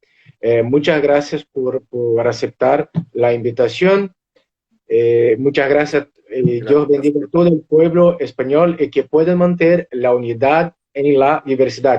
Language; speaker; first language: Spanish; non-native, fluent; Portuguese